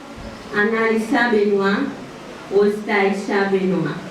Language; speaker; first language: French; non-native, learner; Haitian Creole